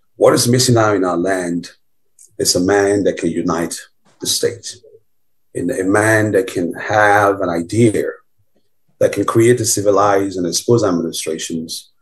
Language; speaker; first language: English; non-native, local second language; Bini